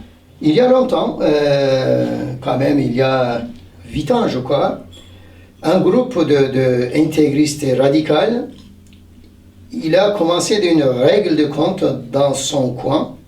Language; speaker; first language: French; non-native, learner; Turkish